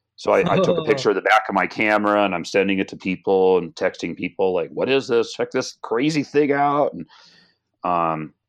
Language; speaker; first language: English; native; English